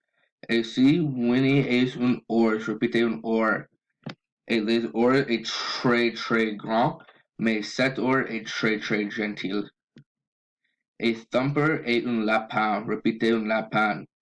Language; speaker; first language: French; non-native, learner; English